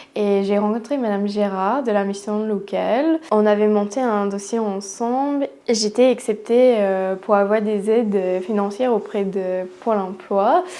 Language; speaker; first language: French; non-native, fluent; English